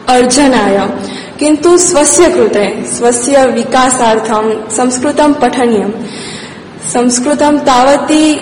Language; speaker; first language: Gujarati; non-native, local second language; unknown